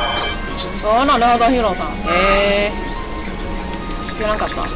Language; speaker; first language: Japanese; non-native, learner; Cantonese